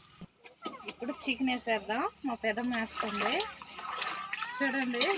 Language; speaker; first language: Telugu; native; Telugu